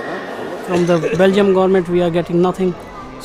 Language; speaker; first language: English; non-native, fluent; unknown